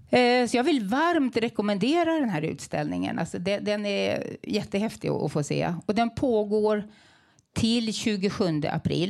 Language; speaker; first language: Swedish; native; Swedish